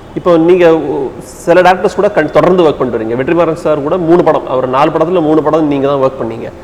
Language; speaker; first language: Tamil; native; Tamil